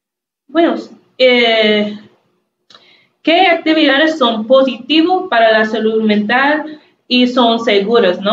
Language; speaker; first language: Spanish; non-native, learner; English